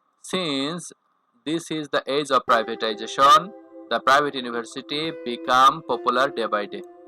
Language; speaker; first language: English; non-native, local second language; Bangla